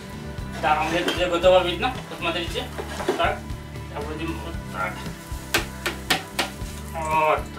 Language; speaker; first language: Russian; non-native, learner; Hindi